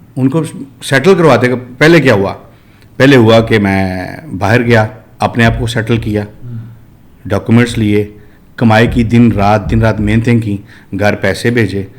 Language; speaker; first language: Urdu; non-native, local second language; Punjabi